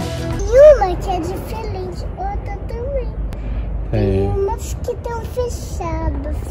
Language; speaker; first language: Portuguese; early bilingual, heritage; Portuguese